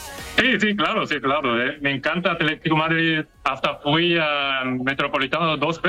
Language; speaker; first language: Spanish; non-native, learner; Korean